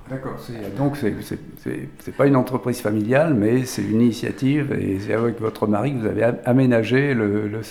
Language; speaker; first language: French; native; French